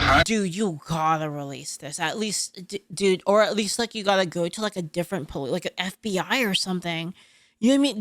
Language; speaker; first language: English; native; English